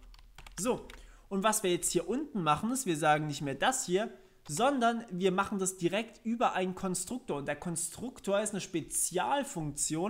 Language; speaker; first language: German; native; German